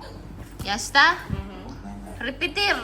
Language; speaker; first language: Spanish; non-native, learner; Filipino